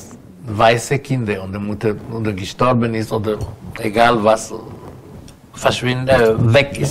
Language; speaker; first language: German; non-native, learner; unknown